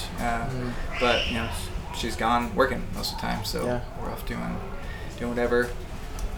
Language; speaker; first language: English; native; English